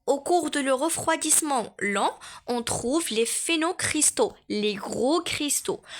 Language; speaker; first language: French; non-native, local second language; Arabic